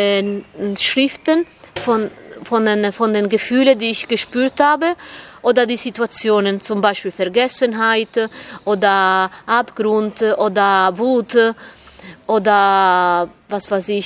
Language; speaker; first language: German; non-native, fluent; Italian